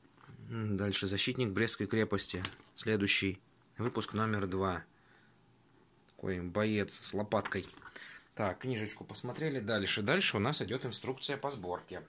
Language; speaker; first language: Russian; native; Russian